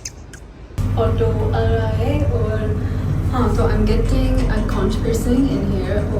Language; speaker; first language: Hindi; non-native, learner; English